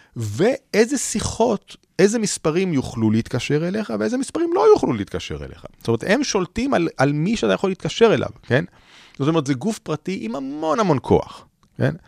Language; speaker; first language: Hebrew; native; Hebrew